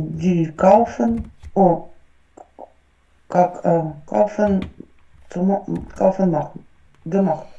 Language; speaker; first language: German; non-native, learner; Ukrainian